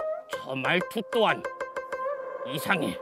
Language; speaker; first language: Korean; native; Korean